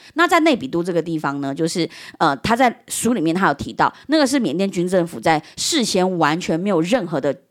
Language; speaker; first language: Chinese; early bilingual, heritage; Chinese